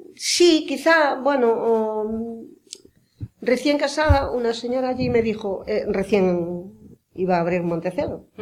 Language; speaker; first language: Spanish; native; Spanish